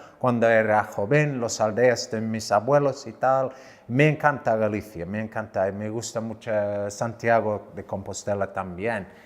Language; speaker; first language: Spanish; non-native, learner; English